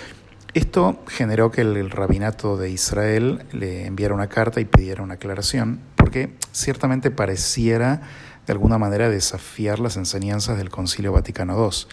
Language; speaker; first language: Spanish; native; Spanish